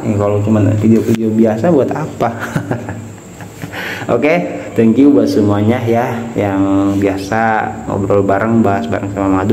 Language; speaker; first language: Indonesian; native; Indonesian